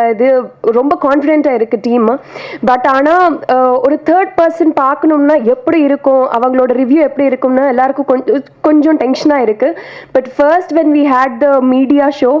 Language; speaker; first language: Tamil; non-native, learner; Telugu